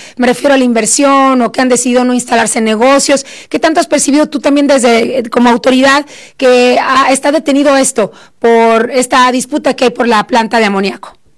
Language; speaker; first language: Spanish; native; Spanish